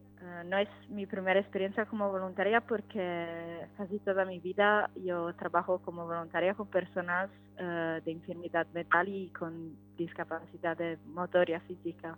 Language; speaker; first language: Spanish; non-native, learner; Italian